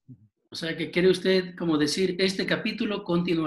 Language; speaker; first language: Spanish; native; Spanish